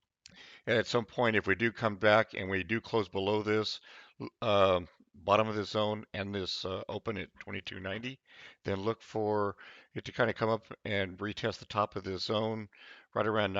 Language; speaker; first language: English; native; English